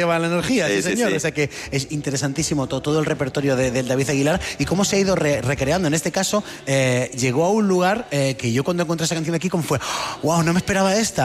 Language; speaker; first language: Spanish; native; Spanish